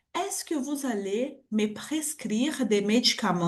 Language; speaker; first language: French; non-native, fluent; Portuguese